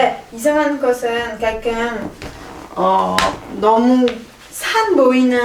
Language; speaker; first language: Korean; non-native, learner; French